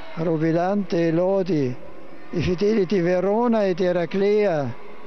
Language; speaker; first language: Italian; non-native, fluent; German